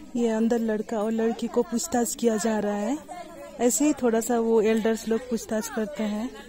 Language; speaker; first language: Hindi; non-native, local second language; Santali